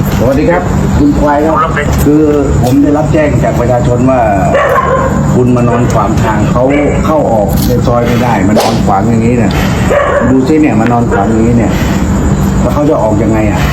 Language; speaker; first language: Thai; native; Thai